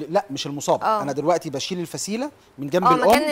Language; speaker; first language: Arabic; native; Arabic